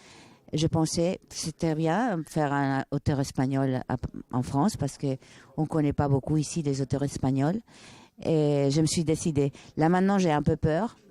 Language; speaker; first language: French; non-native, fluent; Spanish